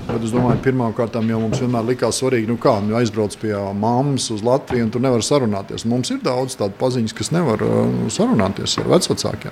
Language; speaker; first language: Latvian; native; Latvian